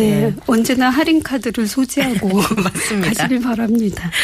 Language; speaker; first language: Korean; native; Korean